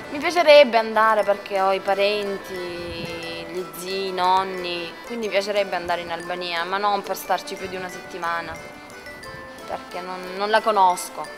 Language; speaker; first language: Italian; early bilingual, other home language; Albanian